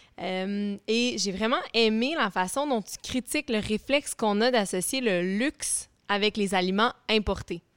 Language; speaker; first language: French; native; French